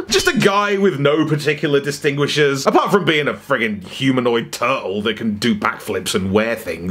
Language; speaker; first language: English; native; English